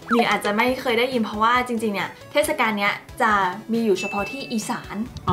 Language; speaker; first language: Thai; native; Thai